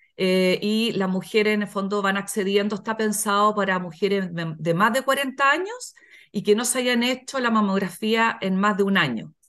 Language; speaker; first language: Spanish; native; Spanish